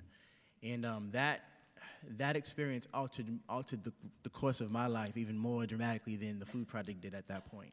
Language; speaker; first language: English; native; English